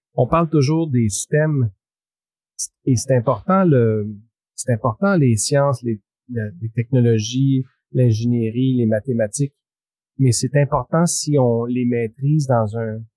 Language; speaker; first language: French; native; French